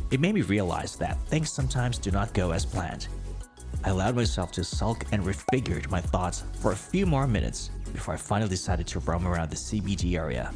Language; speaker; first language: English; non-native, local second language; Cebuano